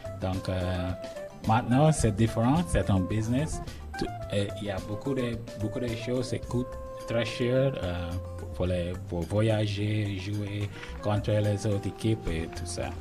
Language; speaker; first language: French; non-native, learner; English